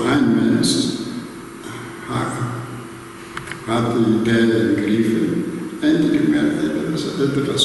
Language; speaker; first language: German; non-native, learner; Greek